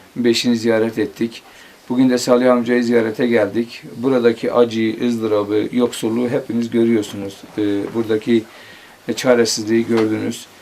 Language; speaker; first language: Turkish; non-native, local second language; Kurdish